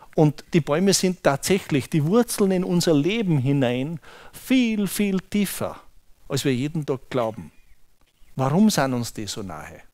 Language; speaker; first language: German; native; German